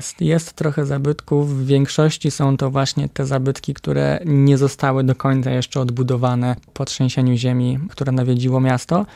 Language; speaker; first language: Polish; native; Polish